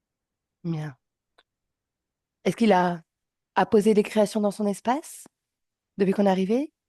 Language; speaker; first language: French; native; French